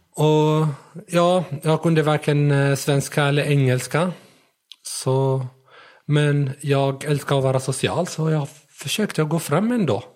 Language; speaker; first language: Swedish; early bilingual, other home language; Arabic